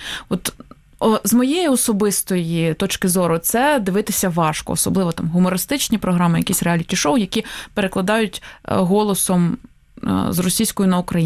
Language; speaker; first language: Ukrainian; native; Ukrainian